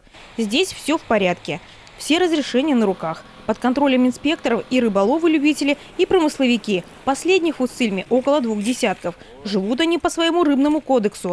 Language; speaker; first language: Russian; native; Russian